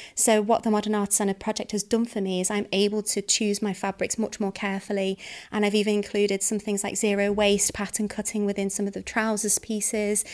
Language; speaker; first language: English; native; English